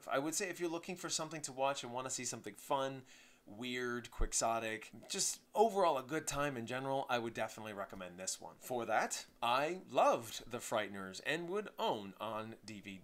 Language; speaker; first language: English; native; English